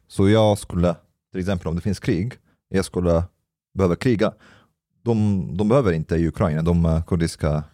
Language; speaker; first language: Swedish; non-native, fluent; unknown